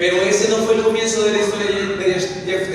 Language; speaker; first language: Spanish; native; Spanish